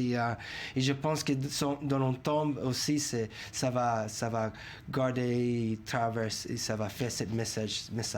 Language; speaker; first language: French; non-native, fluent; English